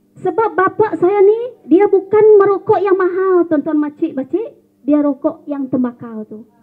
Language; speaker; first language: Malay; non-native, local second language; Iban